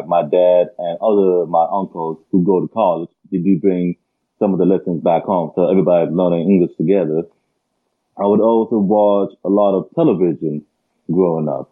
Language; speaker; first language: English; early bilingual, other home language; Arabic